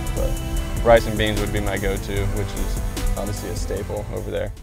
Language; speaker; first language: English; native; English